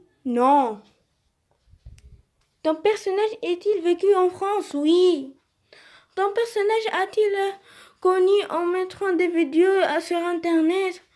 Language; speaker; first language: French; non-native, learner; Arabic